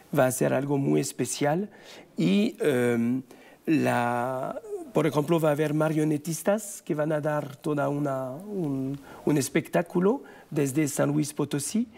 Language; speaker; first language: Spanish; non-native, fluent; French